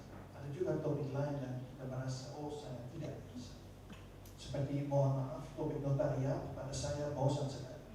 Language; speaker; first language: Indonesian; non-native, fluent; Dutch